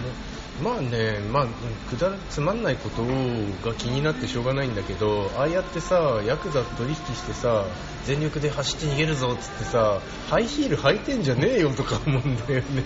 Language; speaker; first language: Japanese; native; Japanese